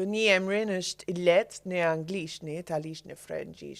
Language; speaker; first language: Albanian; non-native, learner; English